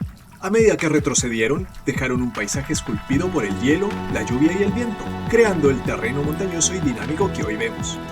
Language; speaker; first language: Spanish; native; Spanish